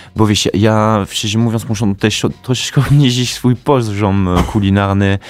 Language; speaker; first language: Polish; native; Polish